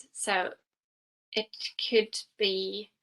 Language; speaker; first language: English; non-native, fluent; Norwegian